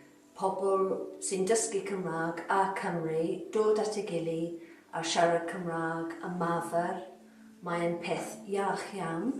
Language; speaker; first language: Welsh; non-native, fluent; English